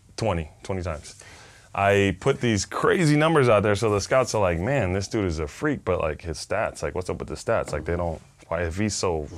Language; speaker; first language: English; non-native, fluent; Spanish